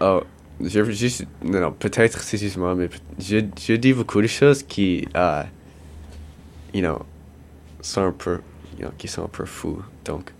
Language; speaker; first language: French; non-native, local second language; English